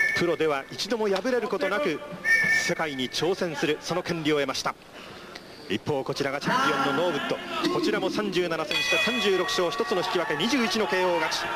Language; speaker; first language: Japanese; native; Japanese